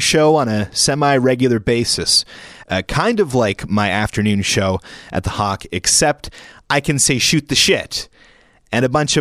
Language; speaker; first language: English; native; English